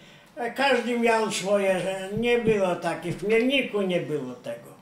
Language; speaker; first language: Polish; non-native, local second language; Yiddish